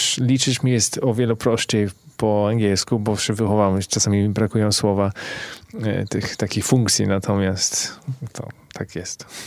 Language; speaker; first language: Polish; early bilingual, heritage; Polish